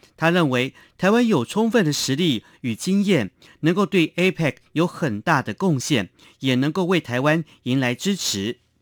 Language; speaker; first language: Chinese; non-native, local second language; Hakka Chinese